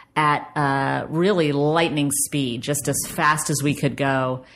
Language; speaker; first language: English; native; English